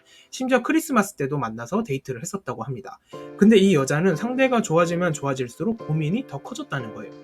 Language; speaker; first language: Korean; native; Korean